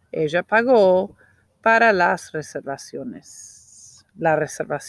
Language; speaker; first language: Spanish; non-native, fluent; English